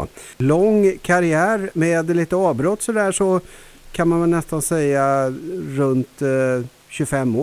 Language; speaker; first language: Swedish; native; Swedish